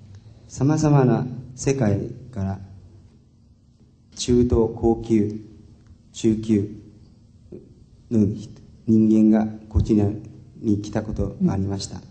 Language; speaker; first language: Japanese; non-native, fluent; Chinese